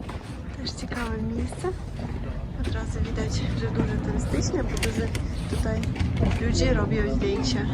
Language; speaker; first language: Polish; non-native, learner; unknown